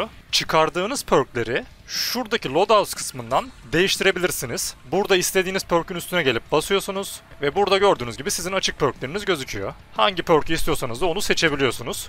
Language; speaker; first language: Turkish; native; Turkish